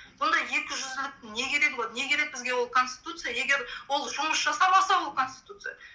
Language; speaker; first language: Kazakh; native; Kazakh